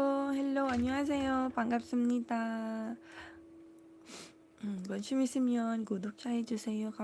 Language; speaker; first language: Korean; non-native, learner; Cebuano